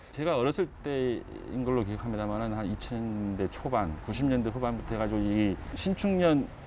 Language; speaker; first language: Korean; native; Korean